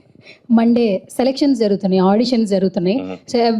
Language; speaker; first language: Telugu; native; Telugu